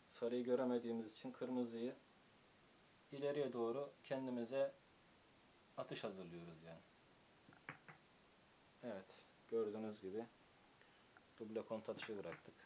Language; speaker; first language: Turkish; native; Turkish